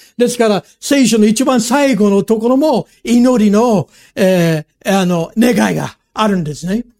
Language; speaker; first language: Japanese; non-native, fluent; English